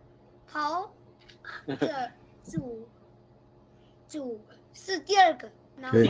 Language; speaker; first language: Chinese; early bilingual, heritage; Chinese